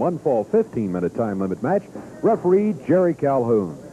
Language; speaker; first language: English; native; English